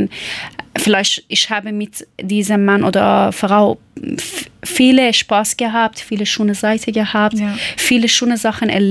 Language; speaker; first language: German; non-native, learner; Persian